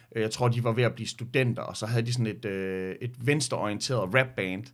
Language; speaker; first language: Danish; native; Danish